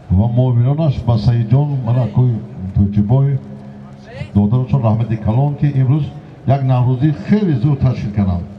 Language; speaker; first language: Tajik; native; Tajik